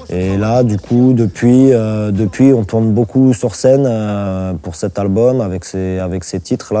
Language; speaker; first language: French; native; French